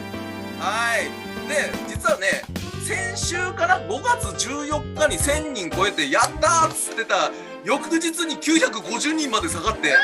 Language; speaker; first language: Japanese; native; Japanese